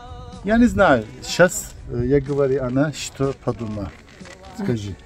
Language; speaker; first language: Russian; non-native, learner; Turkish